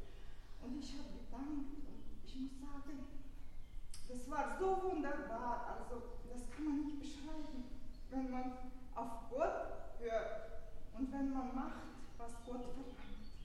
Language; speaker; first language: German; early bilingual, other home language; Russian